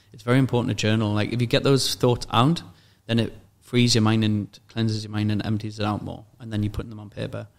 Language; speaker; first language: English; native; English